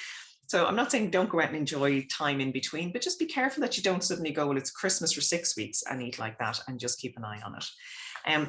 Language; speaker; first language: English; native; English